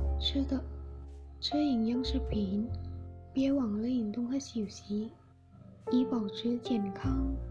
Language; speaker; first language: Chinese; non-native, learner; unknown